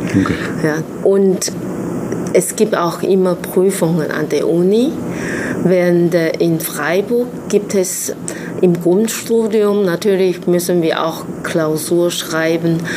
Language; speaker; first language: German; non-native, fluent; Chinese